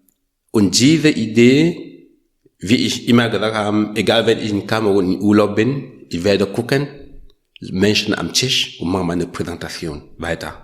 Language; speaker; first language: German; non-native, learner; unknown